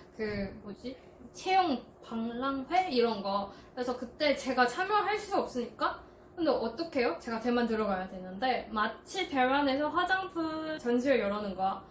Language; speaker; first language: Korean; non-native, fluent; Chinese